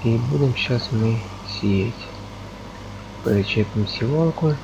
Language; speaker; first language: Russian; non-native, local second language; Ukrainian